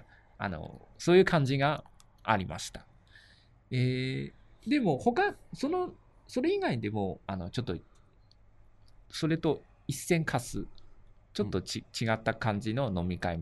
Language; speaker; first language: Japanese; native; Japanese